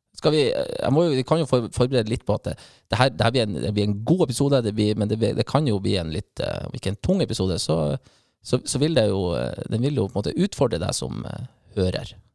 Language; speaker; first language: Norwegian; native; Norwegian